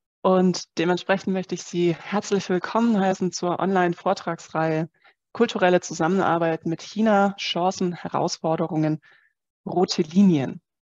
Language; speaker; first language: German; native; German